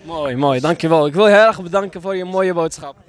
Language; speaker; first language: Dutch; native; Dutch